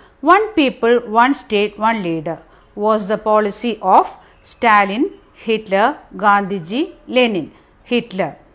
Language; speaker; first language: English; non-native, local second language; Malayalam